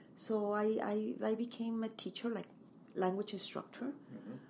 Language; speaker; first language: English; non-native, fluent; Spanish